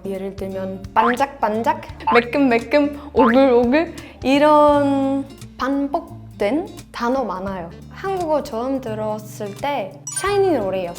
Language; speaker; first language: Korean; non-native, fluent; Danish